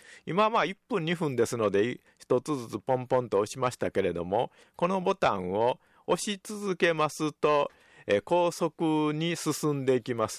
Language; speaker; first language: Japanese; native; Japanese